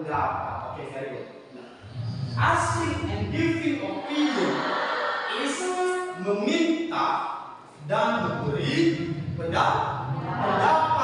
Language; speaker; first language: English; non-native, learner; Indonesian